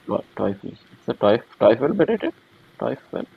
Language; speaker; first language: German; non-native, learner; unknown